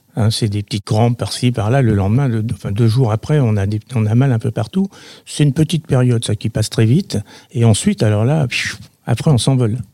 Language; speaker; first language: French; native; French